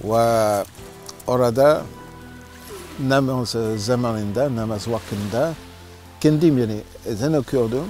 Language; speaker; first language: Turkish; non-native, learner; French